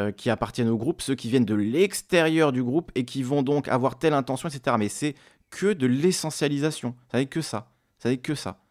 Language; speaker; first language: French; native; French